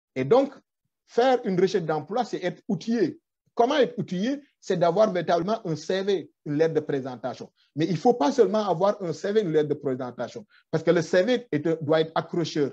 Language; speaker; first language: French; non-native, local second language; Wolof